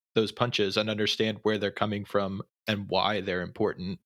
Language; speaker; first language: English; native; English